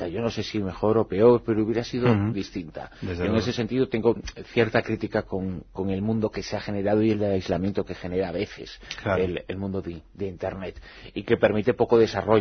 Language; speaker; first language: Spanish; native; Spanish